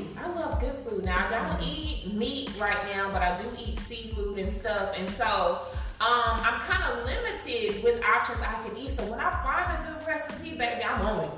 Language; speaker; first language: English; native; English